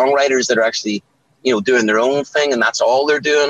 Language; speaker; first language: English; native; English